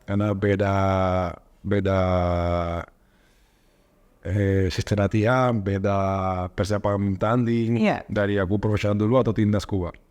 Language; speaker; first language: Indonesian; non-native, learner; Spanish